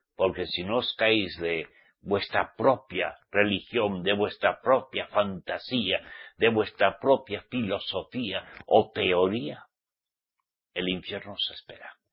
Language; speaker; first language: Spanish; native; Spanish